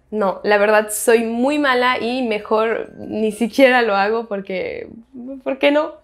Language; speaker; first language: Spanish; non-native, fluent; French